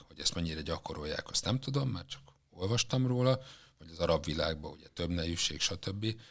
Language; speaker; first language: Hungarian; native; Hungarian